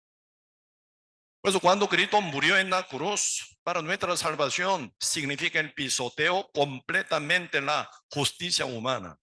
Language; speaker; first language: Spanish; non-native, learner; Korean